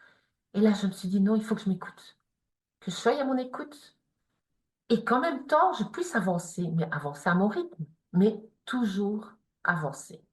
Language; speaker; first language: French; native; French